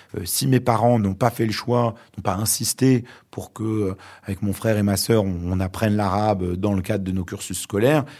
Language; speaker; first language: French; early bilingual, other home language; Arabic